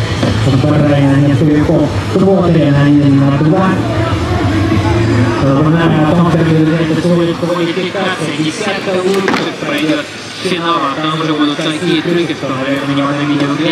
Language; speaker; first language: Russian; native; Russian